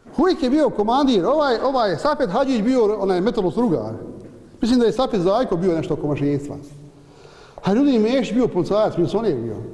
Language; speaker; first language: Bosnian; native; Bosnian